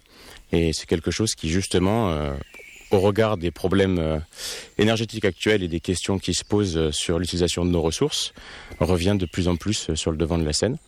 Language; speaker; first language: French; native; French